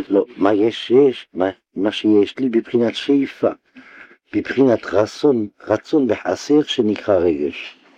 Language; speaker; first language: Hebrew; non-native, fluent; French